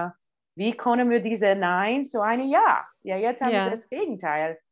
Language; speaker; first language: German; non-native, fluent; English